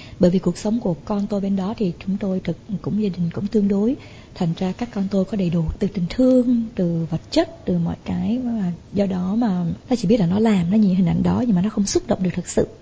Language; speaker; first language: Vietnamese; native; Vietnamese